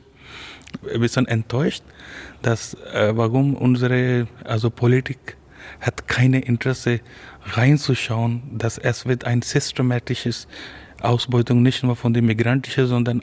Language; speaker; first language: German; non-native, fluent; Urdu